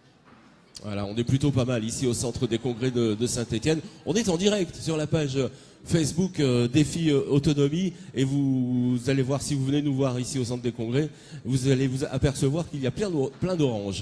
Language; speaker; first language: French; native; French